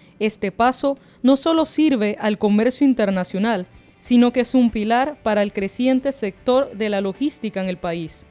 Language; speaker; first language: Spanish; native; Spanish